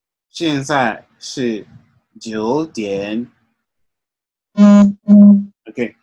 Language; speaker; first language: Chinese; non-native, learner; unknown